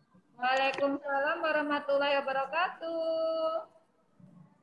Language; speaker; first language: Indonesian; native; Indonesian